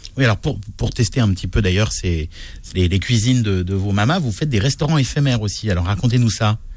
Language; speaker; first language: French; native; French